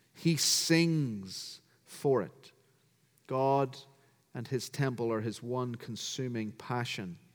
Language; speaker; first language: English; native; English